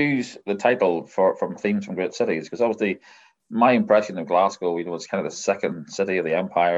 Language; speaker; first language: English; native; English